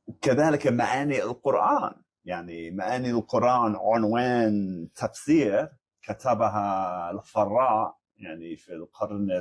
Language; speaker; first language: Arabic; non-native, fluent; English